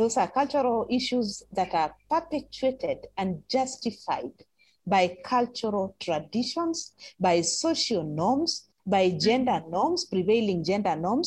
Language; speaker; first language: English; non-native, local second language; Masai